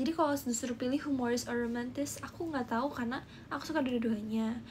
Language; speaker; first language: Indonesian; native; Indonesian